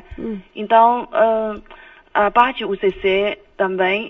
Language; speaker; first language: Portuguese; non-native, fluent; Chinese